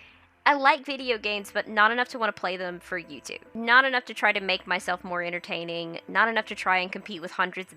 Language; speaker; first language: English; native; English